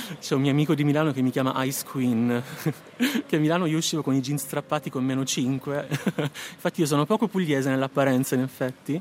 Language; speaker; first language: Italian; native; Italian